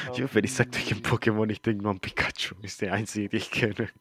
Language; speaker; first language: German; early bilingual, other home language; Spanish